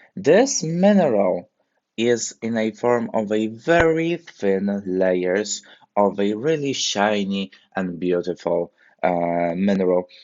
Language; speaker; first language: English; non-native, fluent; Polish